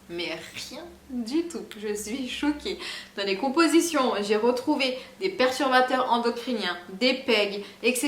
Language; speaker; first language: French; native; French